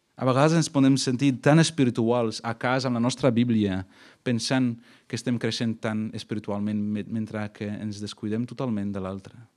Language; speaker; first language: Catalan; non-native, fluent; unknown